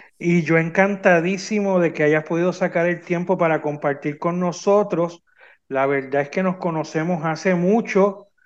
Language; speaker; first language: Spanish; native; Spanish